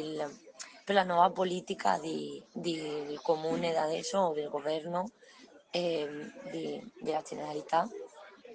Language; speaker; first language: Italian; non-native, learner; Spanish